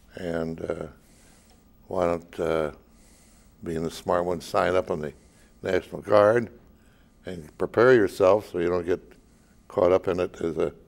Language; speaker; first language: English; native; English